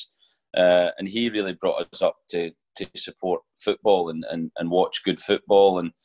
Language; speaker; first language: English; native; English